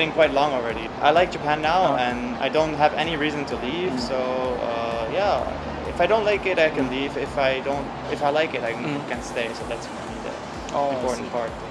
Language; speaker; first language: English; non-native, fluent; Dutch